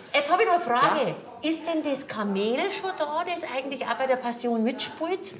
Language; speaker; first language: German; native; German